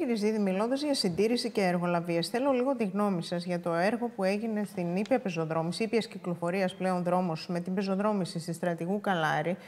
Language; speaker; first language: Greek; native; Greek